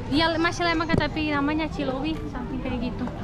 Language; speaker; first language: Indonesian; non-native, learner; English